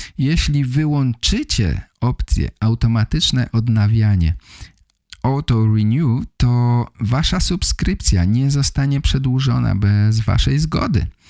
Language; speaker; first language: Polish; native; Polish